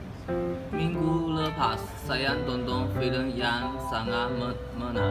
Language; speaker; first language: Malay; non-native, learner; Chinese